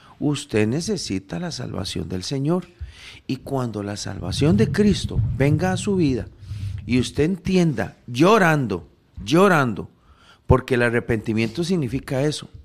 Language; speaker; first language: Spanish; native; Spanish